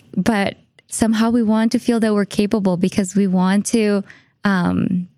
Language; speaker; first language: English; non-native, fluent; Spanish